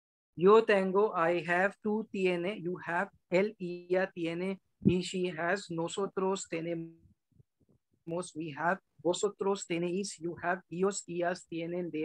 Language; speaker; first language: Spanish; non-native, learner; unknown